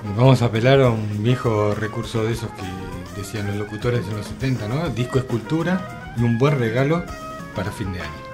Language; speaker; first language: Spanish; native; Spanish